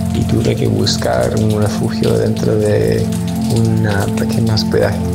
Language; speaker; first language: Spanish; non-native, fluent; English